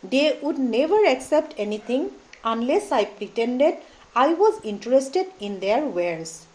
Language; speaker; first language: English; non-native, local second language; Assamese